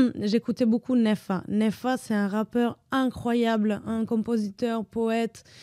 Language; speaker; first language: French; non-native, fluent; Italian